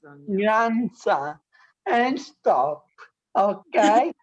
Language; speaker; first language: English; non-native, learner; Italian